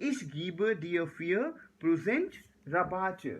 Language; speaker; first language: German; non-native, learner; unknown